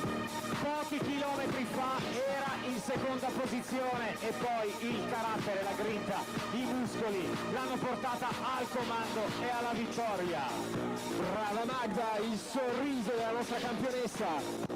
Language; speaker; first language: Italian; native; Italian